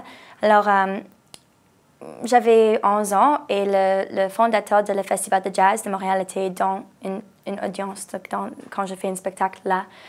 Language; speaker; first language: French; non-native, local second language; English